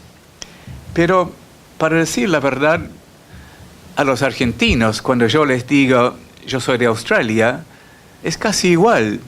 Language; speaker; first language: Spanish; non-native, fluent; English